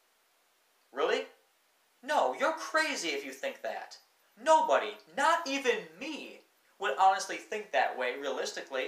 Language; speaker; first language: English; native; English